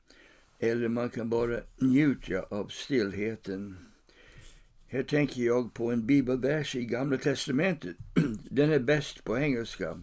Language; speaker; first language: Swedish; non-native, fluent; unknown